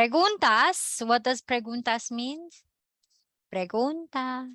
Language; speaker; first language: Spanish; non-native, fluent; Filipino